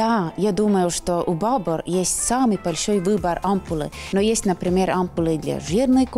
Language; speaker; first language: Russian; non-native, local second language; Estonian